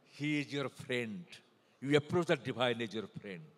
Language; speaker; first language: English; non-native, local second language; Odia